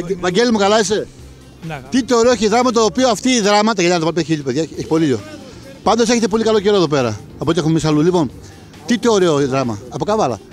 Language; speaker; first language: Greek; native; Greek